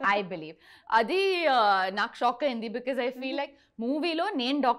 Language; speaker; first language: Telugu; non-native, learner; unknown